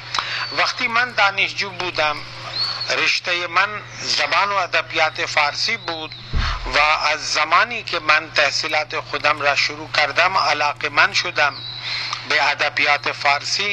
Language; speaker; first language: Persian; non-native, fluent; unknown